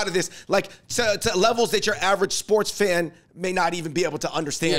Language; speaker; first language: English; native; English